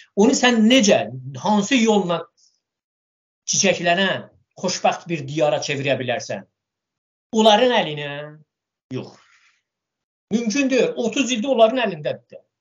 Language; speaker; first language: Azerbaijani; non-native, local second language; Talysh